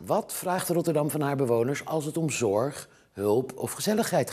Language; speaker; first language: Dutch; native; Dutch